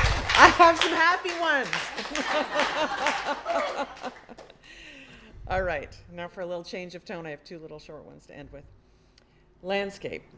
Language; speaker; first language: English; native; English